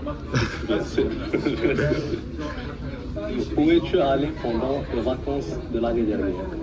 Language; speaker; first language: French; early bilingual, heritage; Arabic